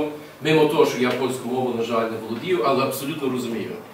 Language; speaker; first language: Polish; non-native, learner; Ukrainian